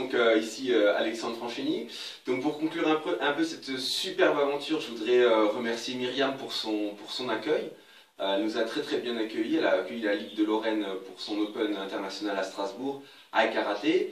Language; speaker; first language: French; native; French